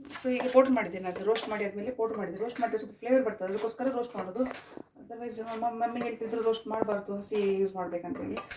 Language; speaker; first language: Kannada; non-native, local second language; Konkani